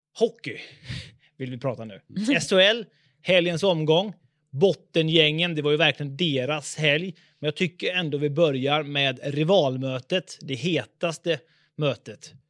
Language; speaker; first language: Swedish; native; Swedish